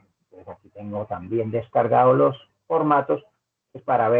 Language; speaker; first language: Spanish; native; Spanish